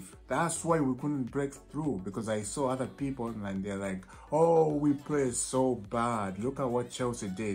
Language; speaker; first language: English; non-native, fluent; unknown